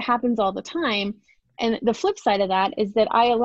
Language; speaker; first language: English; native; English